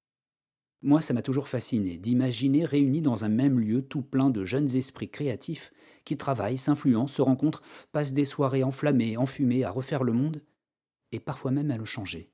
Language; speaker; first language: French; native; French